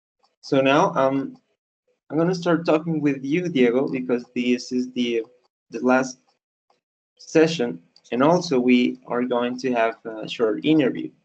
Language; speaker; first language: English; non-native, fluent; Spanish